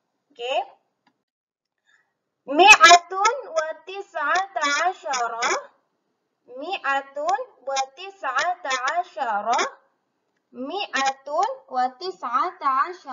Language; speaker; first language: Arabic; non-native, learner; Malay